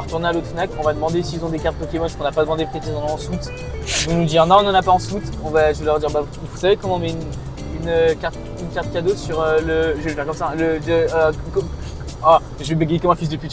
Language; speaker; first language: French; native; French